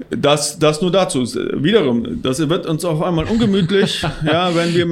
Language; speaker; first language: German; non-native, local second language; Plautdietsch